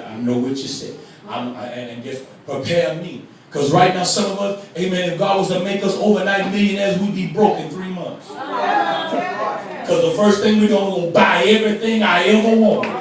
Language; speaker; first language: English; native; English